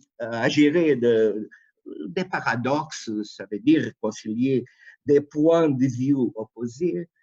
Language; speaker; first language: French; non-native, fluent; Portuguese